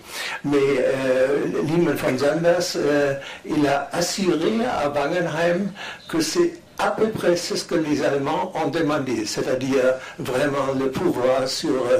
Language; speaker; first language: French; non-native, fluent; German